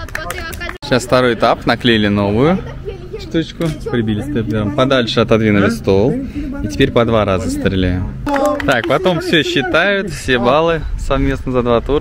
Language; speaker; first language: Russian; native; Russian